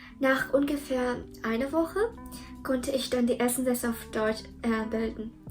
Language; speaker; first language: German; early bilingual, other home language; Vietnamese